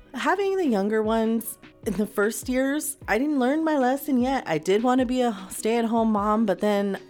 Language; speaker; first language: English; native; English